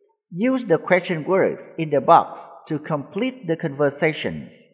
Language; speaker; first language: English; non-native, fluent; Vietnamese